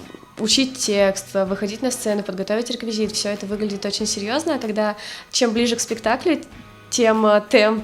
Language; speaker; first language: Russian; native; Russian